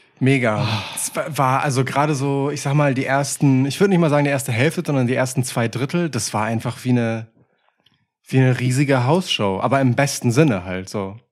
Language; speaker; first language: German; early bilingual, other home language; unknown